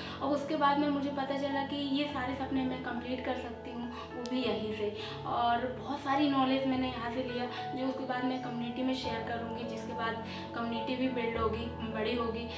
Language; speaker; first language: Hindi; native; Hindi